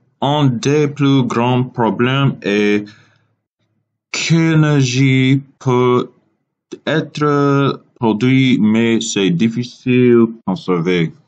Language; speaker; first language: French; non-native, learner; English